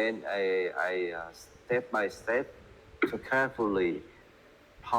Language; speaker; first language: English; non-native, learner; Vietnamese